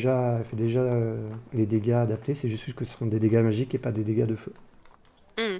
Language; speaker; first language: French; native; French